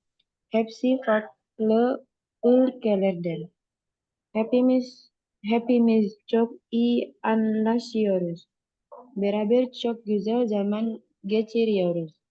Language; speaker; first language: Turkish; non-native, learner; Indonesian